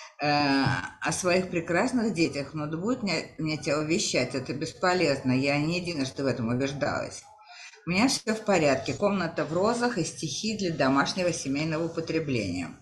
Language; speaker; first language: Russian; native; Russian